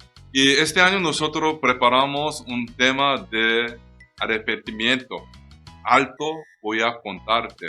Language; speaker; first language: Spanish; non-native, learner; Korean